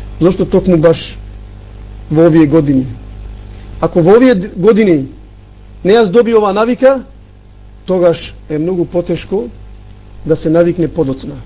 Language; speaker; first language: Macedonian; non-native, local second language; Albanian